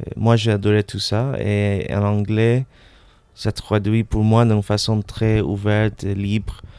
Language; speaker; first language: French; non-native, fluent; Spanish